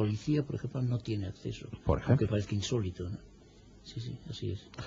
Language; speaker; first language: Spanish; native; Spanish